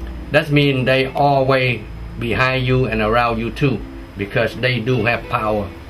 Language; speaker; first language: English; non-native, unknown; Vietnamese